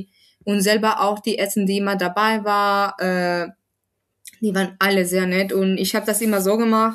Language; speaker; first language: German; non-native, fluent; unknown